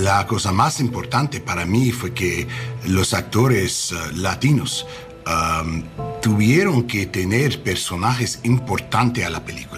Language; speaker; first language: Spanish; non-native, learner; English